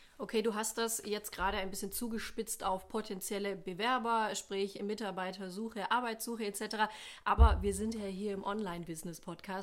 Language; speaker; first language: German; native; German